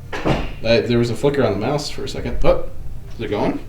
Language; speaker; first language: English; native; English